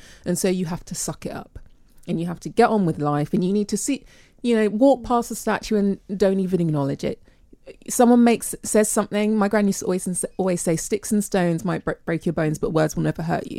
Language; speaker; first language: English; native; English